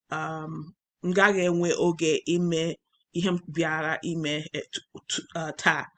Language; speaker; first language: Igbo; non-native, learner; English